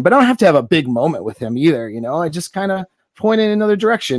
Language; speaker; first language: English; native; English